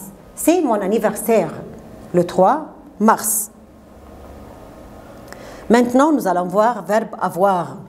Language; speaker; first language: French; non-native, fluent; Arabic